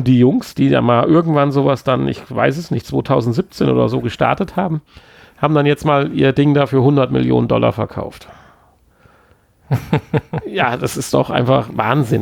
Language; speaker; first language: German; native; German